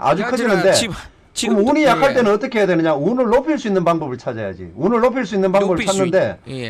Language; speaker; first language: Korean; native; Korean